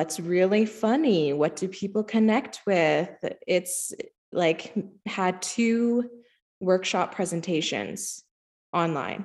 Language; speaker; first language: English; native; English